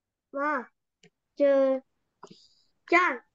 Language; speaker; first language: Chinese; non-native, learner; Indonesian